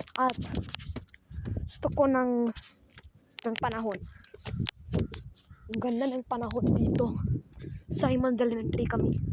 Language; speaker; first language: Filipino; non-native, learner; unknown